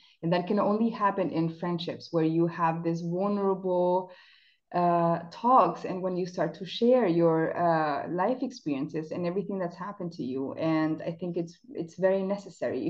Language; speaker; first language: English; non-native, fluent; Spanish